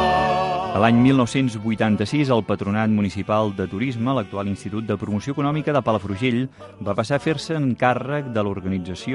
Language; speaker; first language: Catalan; native; Catalan